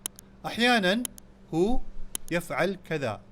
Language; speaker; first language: Arabic; non-native, fluent; Urdu